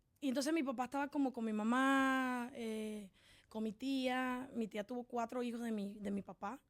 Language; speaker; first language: Spanish; native; Spanish